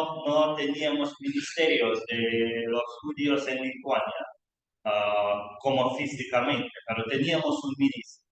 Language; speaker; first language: Spanish; non-native, learner; Lithuanian